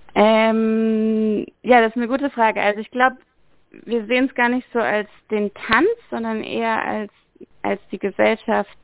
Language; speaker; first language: German; native; German